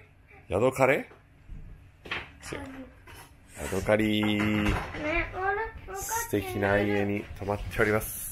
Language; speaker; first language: Japanese; native; Japanese